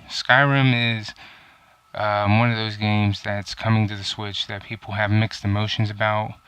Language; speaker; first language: English; native; English